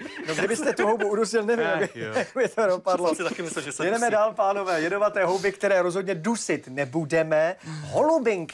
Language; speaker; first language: Czech; native; Czech